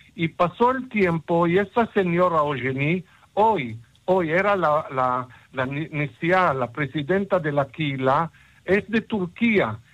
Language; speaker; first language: Spanish; early bilingual, heritage; Ladino